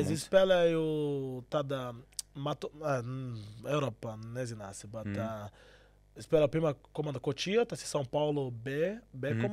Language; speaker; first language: Latvian; non-native, learner; Portuguese